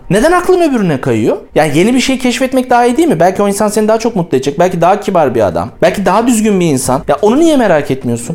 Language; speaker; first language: Turkish; native; Turkish